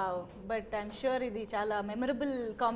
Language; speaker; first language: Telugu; native; Telugu